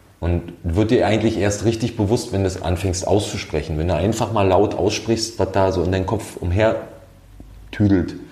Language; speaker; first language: German; native; German